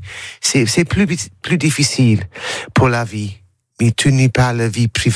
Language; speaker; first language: French; non-native, learner; English